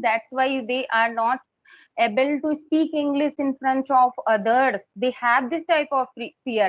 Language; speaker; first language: English; non-native, fluent; Hindi